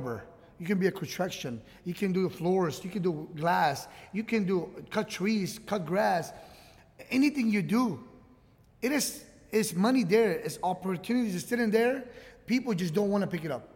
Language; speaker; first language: English; early bilingual, other home language; Arabic